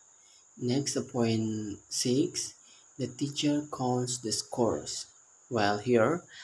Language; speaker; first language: English; non-native, learner; Indonesian